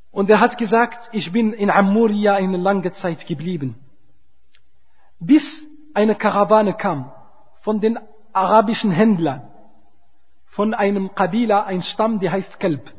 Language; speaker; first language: German; non-native, fluent; Arabic